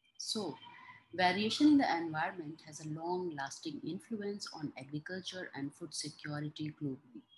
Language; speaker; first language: English; non-native, local second language; Hindi